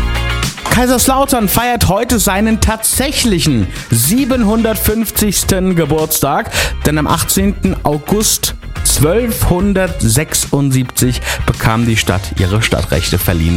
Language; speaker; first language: German; native; German